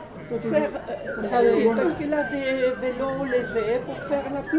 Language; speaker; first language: French; non-native, fluent; Greek